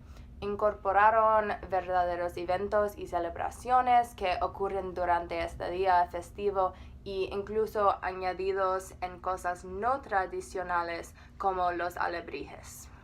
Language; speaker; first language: Spanish; non-native, learner; English